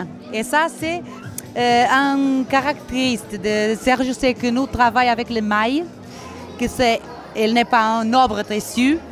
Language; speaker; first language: French; non-native, learner; Portuguese